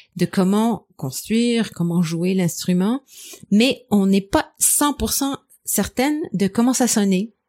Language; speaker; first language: French; non-native, fluent; English